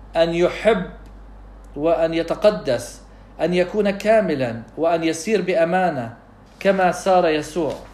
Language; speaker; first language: Arabic; non-native, fluent; English